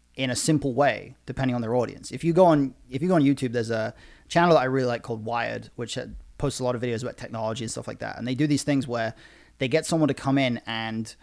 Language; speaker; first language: English; native; English